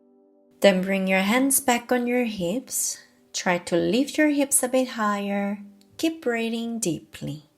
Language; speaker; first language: English; non-native, fluent; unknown